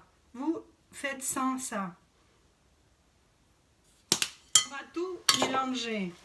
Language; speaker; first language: French; non-native, fluent; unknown